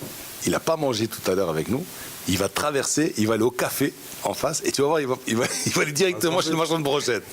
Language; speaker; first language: French; non-native, local second language; Arabic